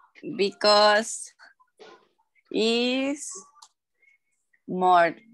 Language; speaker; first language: English; non-native, learner; Spanish